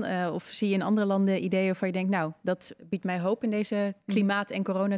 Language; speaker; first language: Dutch; native; Dutch